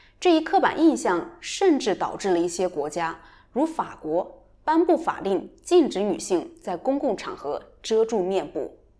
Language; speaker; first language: Chinese; native; Chinese